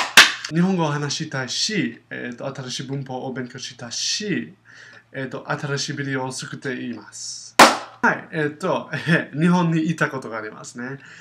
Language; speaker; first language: Japanese; non-native, learner; English